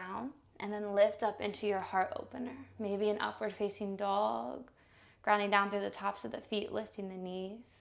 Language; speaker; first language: English; native; English